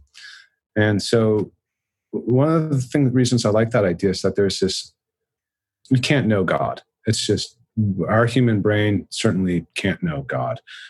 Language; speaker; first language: English; native; English